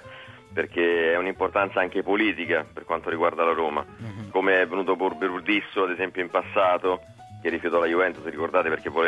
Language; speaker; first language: Italian; native; Italian